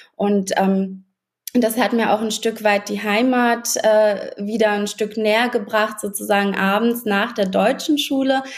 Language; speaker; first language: German; native; German